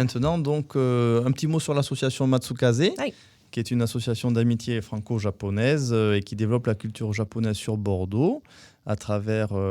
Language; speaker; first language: French; native; French